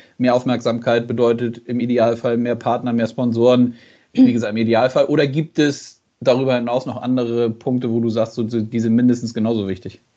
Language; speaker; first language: German; native; German